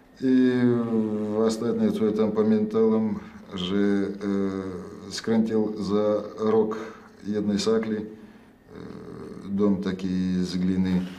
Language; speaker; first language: Polish; non-native, learner; Russian